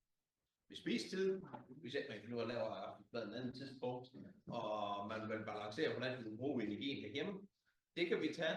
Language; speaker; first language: Danish; native; Danish